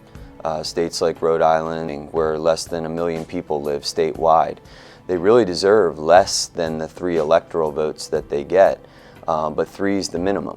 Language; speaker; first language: English; native; English